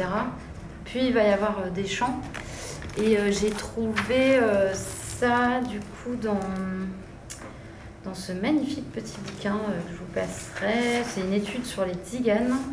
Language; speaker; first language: French; native; French